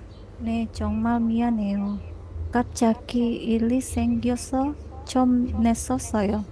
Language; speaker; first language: Korean; non-native, learner; Indonesian